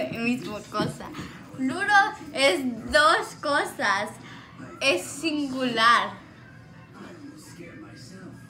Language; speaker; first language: Spanish; early bilingual, heritage; Spanish